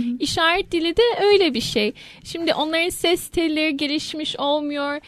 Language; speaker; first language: Turkish; early bilingual, heritage; Turkish